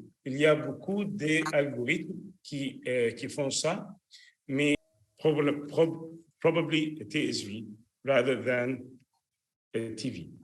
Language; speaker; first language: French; non-native, learner; Arabic